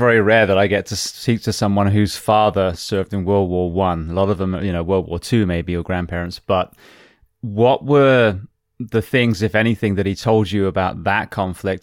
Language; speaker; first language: English; native; English